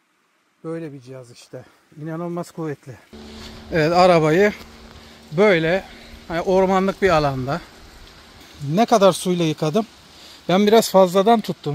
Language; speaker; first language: Turkish; native; Turkish